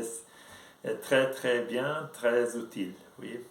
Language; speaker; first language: French; non-native, learner; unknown